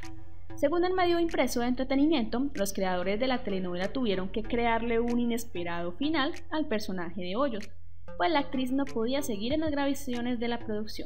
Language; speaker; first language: Spanish; native; Spanish